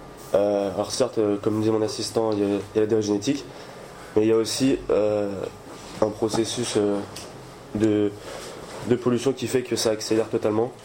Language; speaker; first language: French; native; French